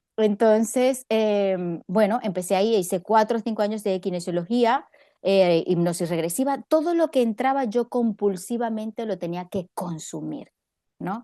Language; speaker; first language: Spanish; native; Spanish